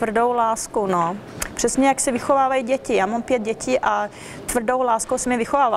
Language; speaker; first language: Czech; early bilingual, heritage; Czech